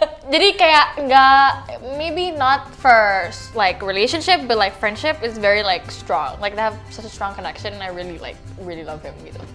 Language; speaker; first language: English; early bilingual, other home language; Indonesian